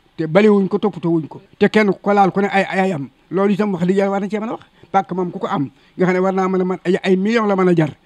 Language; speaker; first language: Wolof; native; Wolof